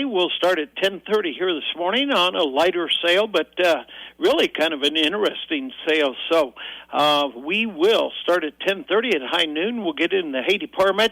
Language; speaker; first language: English; native; English